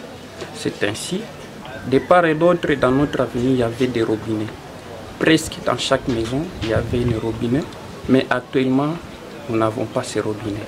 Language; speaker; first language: French; non-native, local second language; Swahili